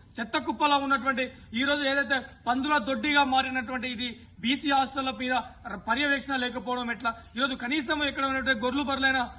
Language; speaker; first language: Telugu; non-native, local second language; Lambadi